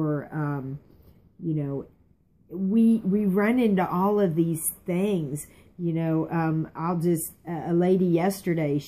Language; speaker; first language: English; native; English